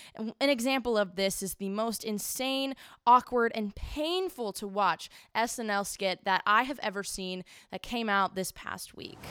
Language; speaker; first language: English; native; English